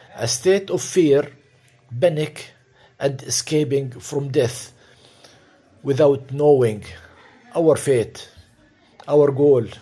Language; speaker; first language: English; non-native, fluent; Arabic